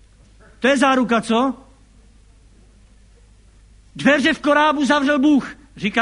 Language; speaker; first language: Czech; native; Czech